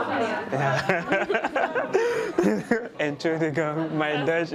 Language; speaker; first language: German; non-native, learner; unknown